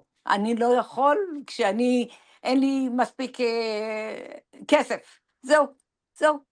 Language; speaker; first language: Hebrew; non-native, fluent; Persian